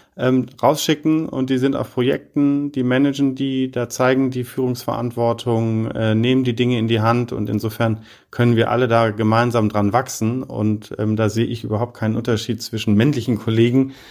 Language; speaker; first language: German; native; German